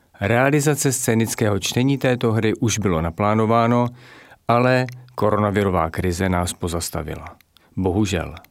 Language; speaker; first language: Czech; native; Czech